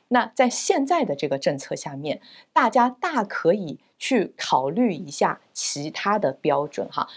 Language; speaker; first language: Chinese; native; Chinese